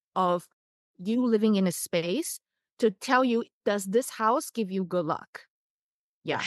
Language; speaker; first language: English; non-native, fluent; Chinese